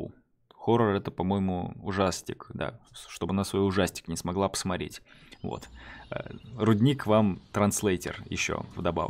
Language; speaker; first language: Russian; native; Russian